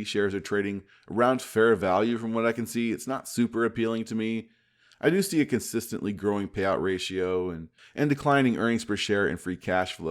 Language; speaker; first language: English; native; English